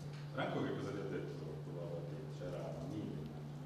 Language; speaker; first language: Italian; native; Italian